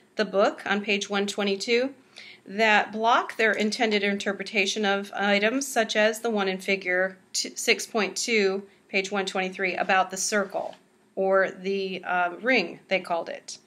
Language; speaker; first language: English; native; English